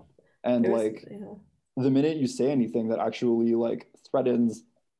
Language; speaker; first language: English; native; English